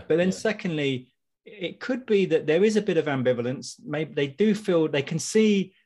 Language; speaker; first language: English; native; English